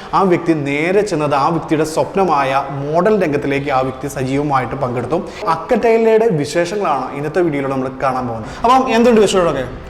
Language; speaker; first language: Malayalam; native; Malayalam